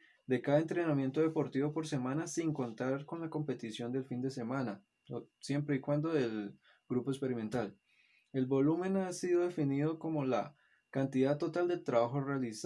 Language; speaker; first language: Spanish; native; Spanish